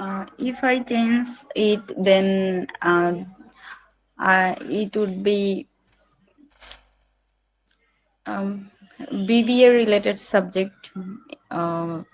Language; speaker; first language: English; non-native, learner; Bangla